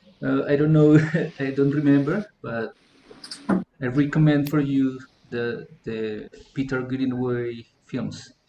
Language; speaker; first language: English; non-native, learner; Spanish